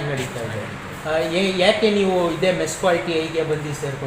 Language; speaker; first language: Kannada; non-native, local second language; Urdu